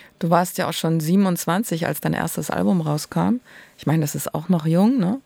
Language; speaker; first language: German; native; German